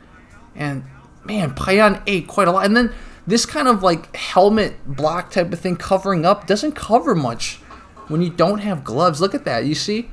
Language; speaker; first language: English; native; English